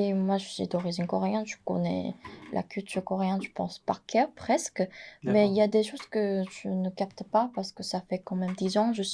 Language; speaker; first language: French; non-native, fluent; Korean